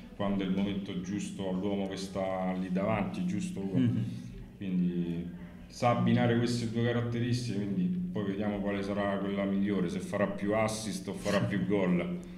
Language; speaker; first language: Italian; native; Italian